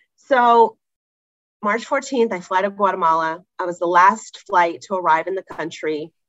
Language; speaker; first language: English; native; English